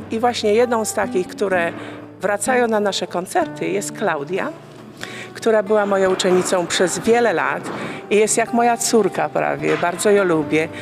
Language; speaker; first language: Polish; native; Polish